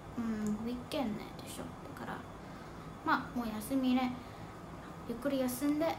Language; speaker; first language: Japanese; non-native, fluent; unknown